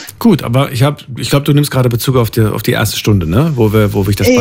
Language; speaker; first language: German; native; German